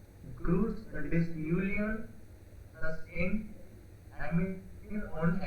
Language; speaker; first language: German; non-native, learner; Hindi